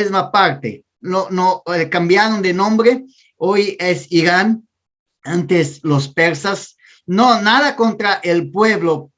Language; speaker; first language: Spanish; non-native, learner; Portuguese